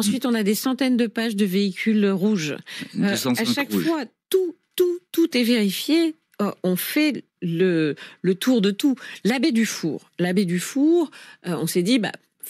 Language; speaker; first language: French; native; French